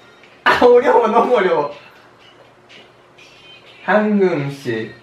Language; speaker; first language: Korean; non-native, learner; Japanese